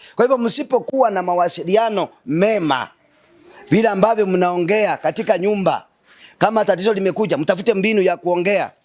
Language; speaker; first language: Swahili; non-native, local second language; Gusii